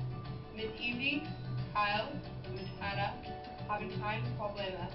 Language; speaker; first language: German; non-native, learner; English